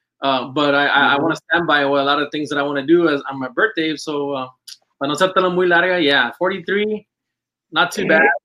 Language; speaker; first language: English; early bilingual, other home language; Spanish